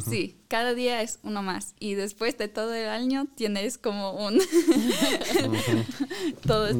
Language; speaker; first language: Spanish; non-native, fluent; English